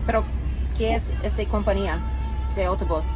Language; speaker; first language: Spanish; non-native, learner; English